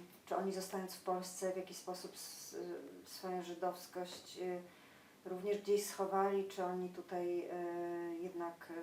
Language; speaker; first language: Polish; native; Polish